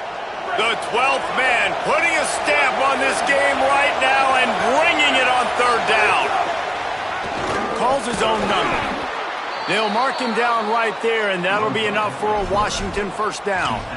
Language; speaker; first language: English; native; English